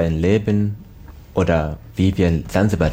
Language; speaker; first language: German; non-native, learner; Swahili